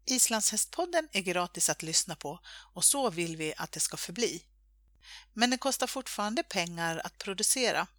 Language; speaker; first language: Swedish; native; Swedish